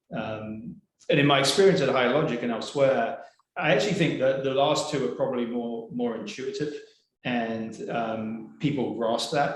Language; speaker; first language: English; native; English